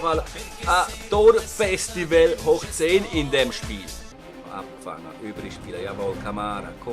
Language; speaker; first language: German; native; German